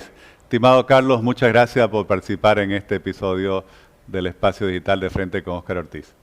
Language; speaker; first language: Spanish; native; Spanish